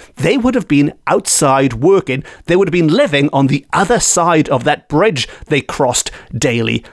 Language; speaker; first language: English; native; English